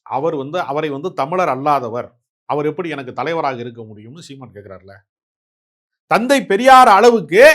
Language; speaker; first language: Tamil; native; Tamil